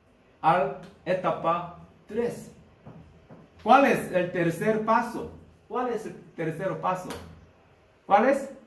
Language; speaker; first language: Spanish; non-native, learner; Korean